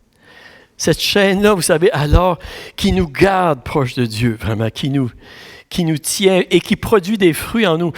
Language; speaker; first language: French; native; French